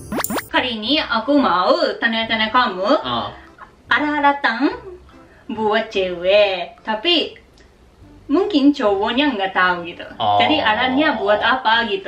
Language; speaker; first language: Indonesian; non-native, fluent; Japanese